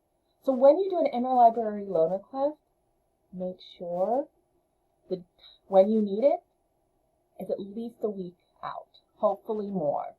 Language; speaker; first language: English; native; English